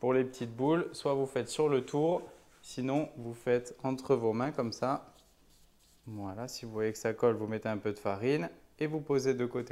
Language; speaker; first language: French; native; French